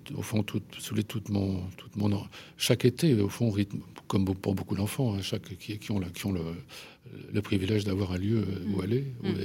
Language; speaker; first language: French; native; French